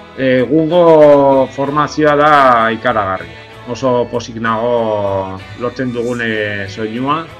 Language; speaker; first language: Basque; non-native, local second language; Spanish